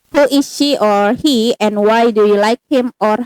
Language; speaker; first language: English; non-native, fluent; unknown